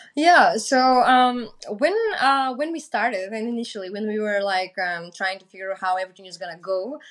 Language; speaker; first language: English; non-native, fluent; Macedonian